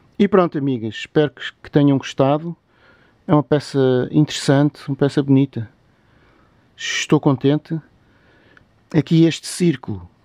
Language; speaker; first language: Portuguese; native; Portuguese